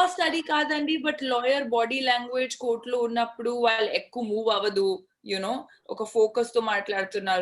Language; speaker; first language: Telugu; non-native, learner; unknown